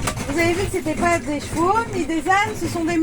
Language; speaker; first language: French; native; French